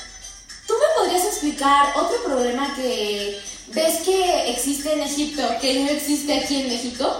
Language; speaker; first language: Spanish; native; Spanish